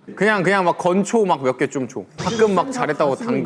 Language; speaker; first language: Korean; native; Korean